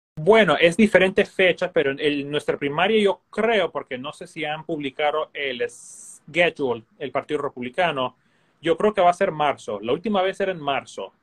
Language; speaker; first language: Spanish; early bilingual, heritage; Spanish